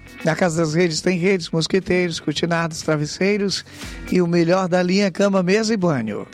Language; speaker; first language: Portuguese; native; Portuguese